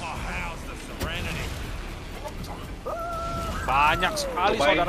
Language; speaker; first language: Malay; non-native, local second language; Sundanese